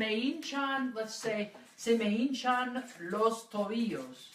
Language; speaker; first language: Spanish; non-native, fluent; English